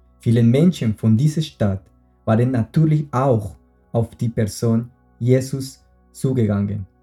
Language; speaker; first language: German; non-native, fluent; Spanish